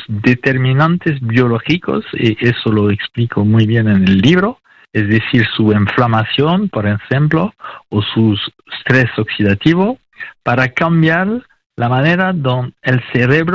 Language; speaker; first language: Spanish; non-native, fluent; French